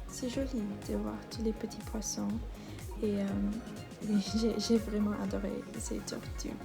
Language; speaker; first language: French; non-native, learner; English